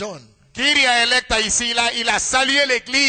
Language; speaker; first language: French; non-native, local second language; Lingala